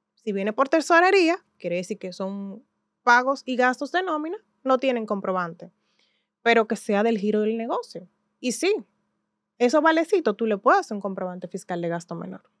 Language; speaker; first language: Spanish; native; Spanish